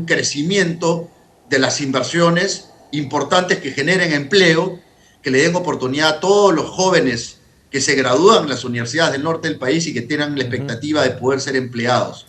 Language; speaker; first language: Spanish; native; Spanish